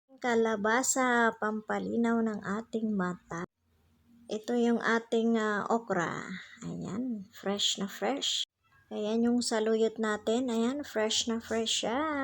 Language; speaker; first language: Filipino; non-native, local second language; Bikol